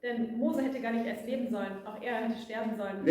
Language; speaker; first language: German; native; German